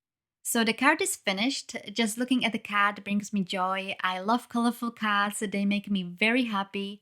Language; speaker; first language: English; non-native, fluent; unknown